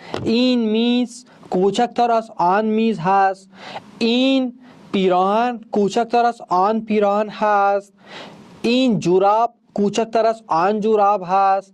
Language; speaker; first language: Persian; non-native, fluent; Urdu